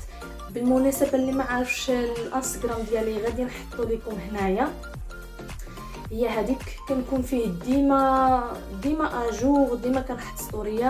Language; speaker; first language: Arabic; native; Arabic